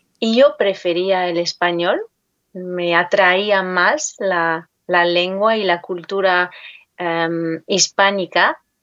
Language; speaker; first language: Spanish; non-native, fluent; French